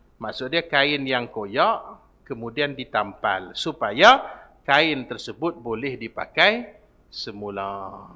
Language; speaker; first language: Malay; native; Malay